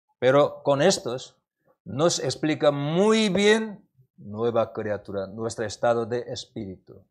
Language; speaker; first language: Spanish; non-native, learner; Korean